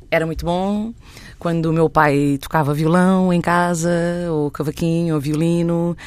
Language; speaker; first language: Portuguese; non-native, local second language; Kabuverdianu